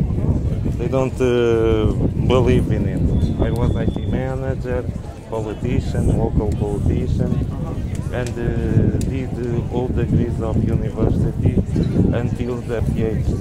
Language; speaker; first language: English; non-native, learner; Portuguese